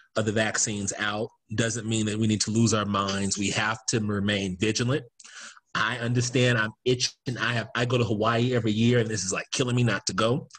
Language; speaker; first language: English; native; English